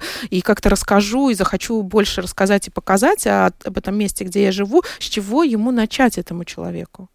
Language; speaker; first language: Russian; native; Russian